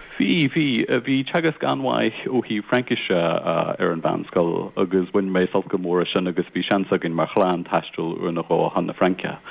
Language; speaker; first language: Irish; non-native, local second language; English